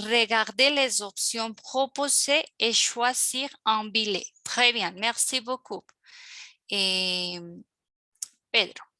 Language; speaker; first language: French; non-native, fluent; Spanish